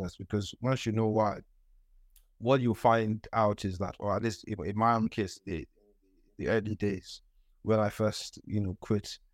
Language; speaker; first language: English; non-native, local second language; Yoruba